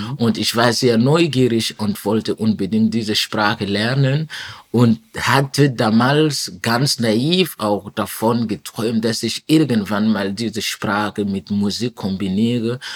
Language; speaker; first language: German; non-native, fluent; French